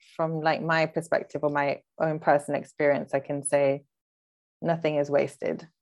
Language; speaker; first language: English; early bilingual, other home language; Hindi